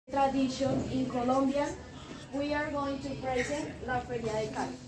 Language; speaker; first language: English; non-native, learner; Spanish